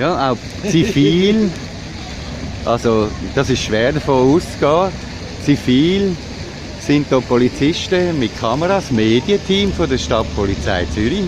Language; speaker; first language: German; native; German